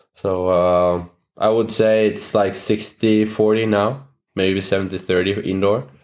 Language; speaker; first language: English; non-native, fluent; Norwegian